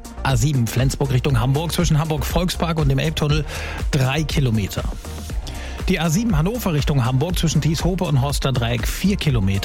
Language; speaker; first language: German; native; German